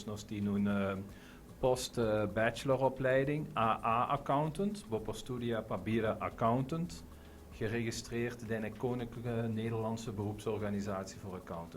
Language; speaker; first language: Dutch; non-native, local second language; Papiamento